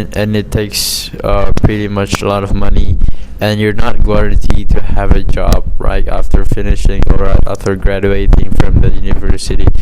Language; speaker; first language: English; non-native, fluent; Indonesian